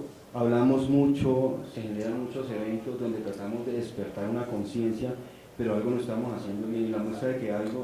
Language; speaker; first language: Spanish; native; Spanish